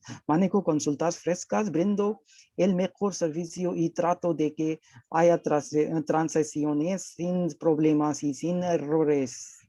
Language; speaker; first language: Spanish; non-native, learner; Hindi